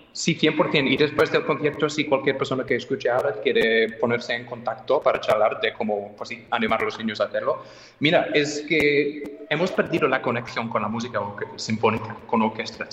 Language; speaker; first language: Spanish; non-native, fluent; English